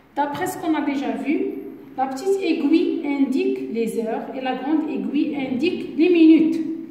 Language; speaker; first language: French; non-native, local second language; Arabic